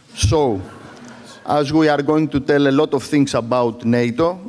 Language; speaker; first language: English; non-native, fluent; Greek